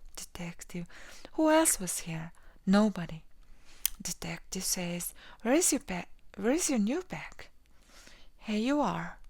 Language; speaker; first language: English; non-native, learner; Mongolian